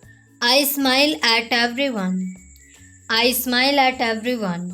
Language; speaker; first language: English; non-native, local second language; Hindi